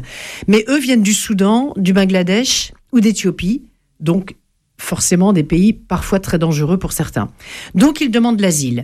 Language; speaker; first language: French; native; French